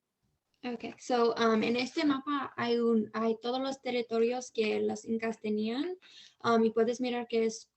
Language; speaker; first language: Spanish; early bilingual, heritage; Spanish